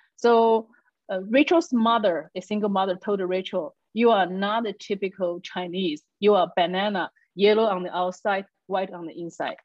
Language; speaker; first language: English; non-native, fluent; Chinese